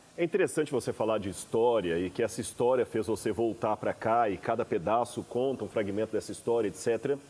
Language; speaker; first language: Portuguese; native; Portuguese